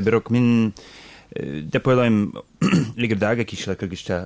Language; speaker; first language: Kyrgyz; non-native, learner; English